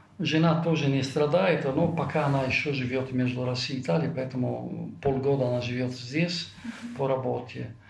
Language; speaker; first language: Russian; non-native, fluent; Italian